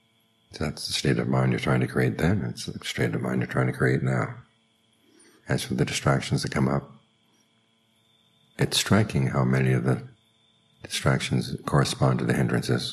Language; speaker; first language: English; native; English